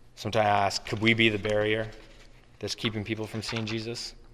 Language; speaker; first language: English; native; English